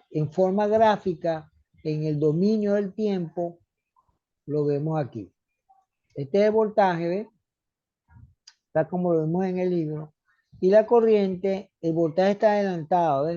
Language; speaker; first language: Spanish; native; Spanish